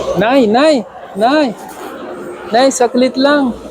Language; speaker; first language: Filipino; non-native, learner; Urdu